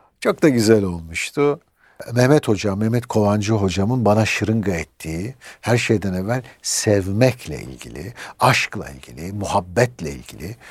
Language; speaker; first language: Turkish; native; Turkish